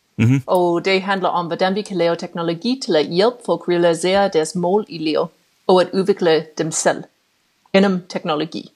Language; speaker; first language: Danish; non-native, fluent; English